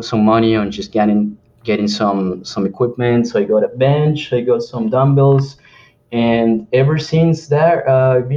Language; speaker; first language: English; non-native, fluent; Spanish